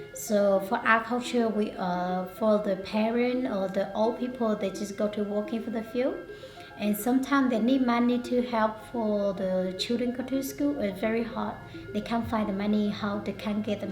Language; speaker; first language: English; non-native, learner; Hmong